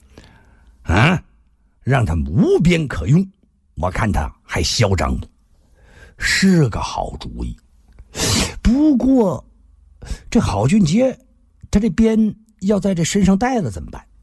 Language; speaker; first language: Chinese; native; Chinese